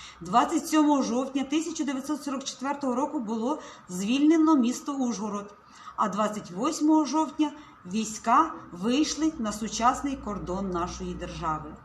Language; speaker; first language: Ukrainian; native; Ukrainian